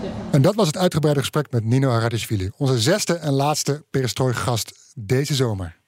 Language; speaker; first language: Dutch; native; Dutch